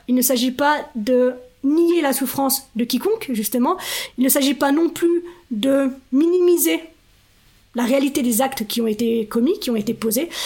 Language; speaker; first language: French; native; French